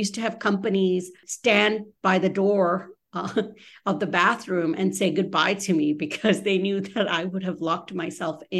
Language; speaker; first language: English; early bilingual, other home language; Bangla